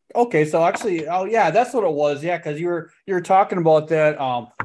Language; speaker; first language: English; native; English